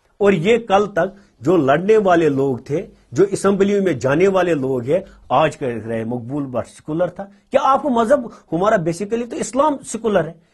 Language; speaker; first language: Urdu; non-native, local second language; Kashmiri